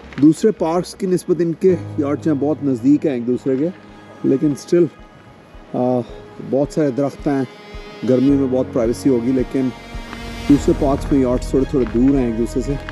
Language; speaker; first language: Urdu; non-native, local second language; Punjabi